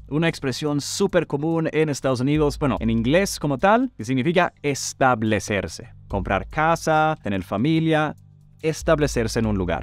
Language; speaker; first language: Spanish; native; Spanish